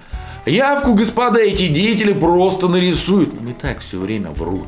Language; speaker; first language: Russian; native; Russian